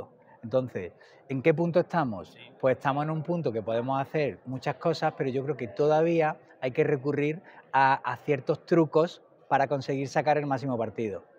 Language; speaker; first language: Spanish; native; Spanish